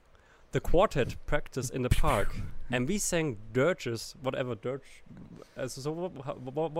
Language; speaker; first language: English; non-native, fluent; German